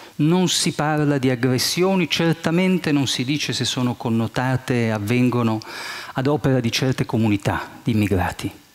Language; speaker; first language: Italian; early bilingual, heritage; Italian